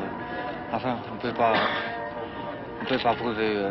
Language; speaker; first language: French; non-native, fluent; Dutch